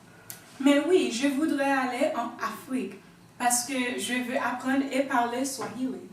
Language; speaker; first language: French; non-native, learner; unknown